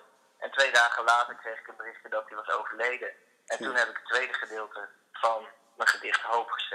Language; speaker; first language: Dutch; native; Dutch